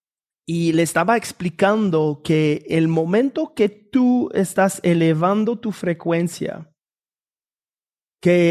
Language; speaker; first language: Spanish; non-native, fluent; French